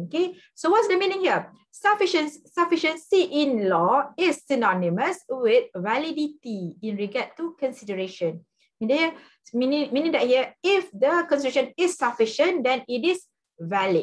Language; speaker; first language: English; non-native, local second language; Malay